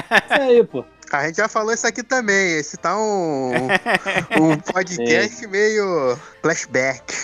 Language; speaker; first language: Portuguese; native; Portuguese